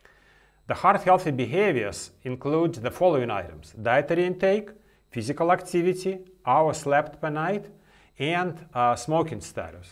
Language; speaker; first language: English; non-native, fluent; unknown